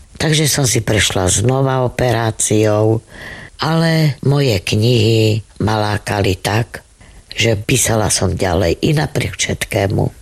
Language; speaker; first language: Slovak; non-native, local second language; Romany